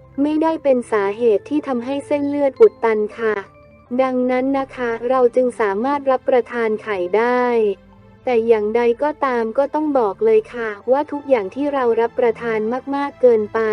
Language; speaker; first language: Thai; native; Thai